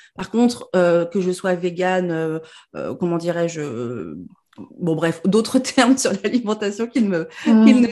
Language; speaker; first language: French; native; French